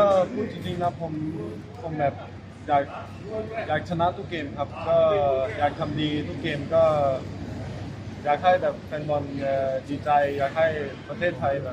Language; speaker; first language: Thai; early bilingual, heritage; Thai